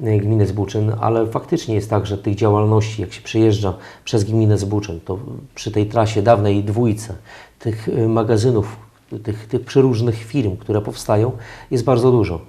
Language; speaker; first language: Polish; native; Polish